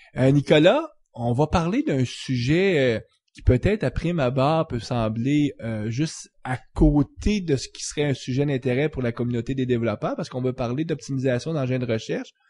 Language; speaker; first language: French; native; French